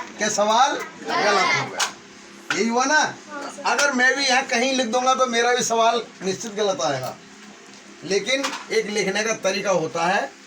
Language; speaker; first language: Hindi; native; Hindi